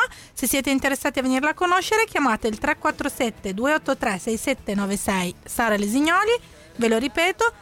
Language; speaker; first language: Italian; native; Italian